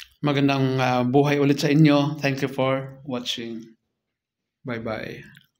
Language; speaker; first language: Filipino; non-native, local second language; Cebuano